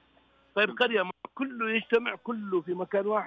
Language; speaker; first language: Arabic; native; Arabic